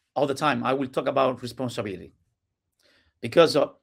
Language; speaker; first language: English; non-native, learner; Spanish